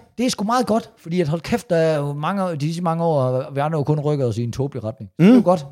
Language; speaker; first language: Danish; native; Danish